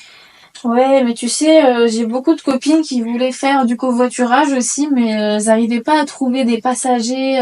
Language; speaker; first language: French; native; French